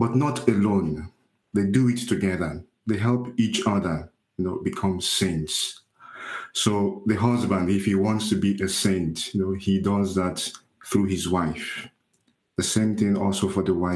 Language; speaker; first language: English; non-native, local second language; Igbo